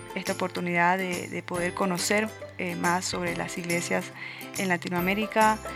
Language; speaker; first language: Spanish; native; Spanish